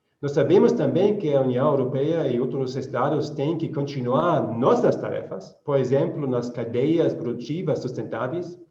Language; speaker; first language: Portuguese; non-native, learner; German